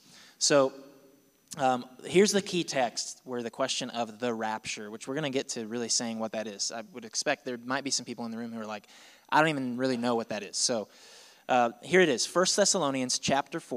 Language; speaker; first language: English; native; English